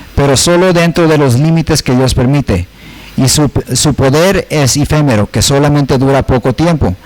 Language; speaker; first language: Spanish; early bilingual, heritage; Spanish